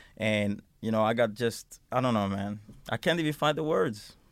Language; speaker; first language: English; non-native, fluent; Finnish